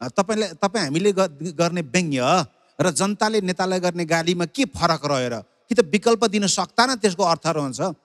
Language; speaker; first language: Nepali; native; Nepali